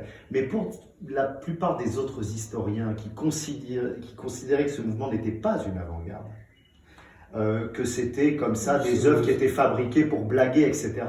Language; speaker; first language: French; native; French